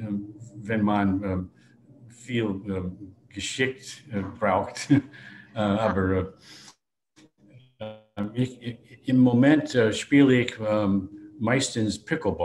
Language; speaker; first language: German; non-native, learner; English